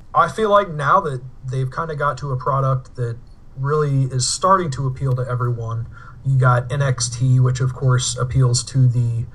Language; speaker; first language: English; native; English